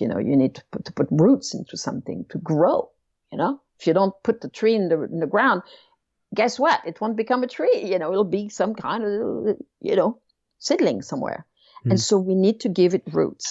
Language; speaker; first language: English; non-native, fluent; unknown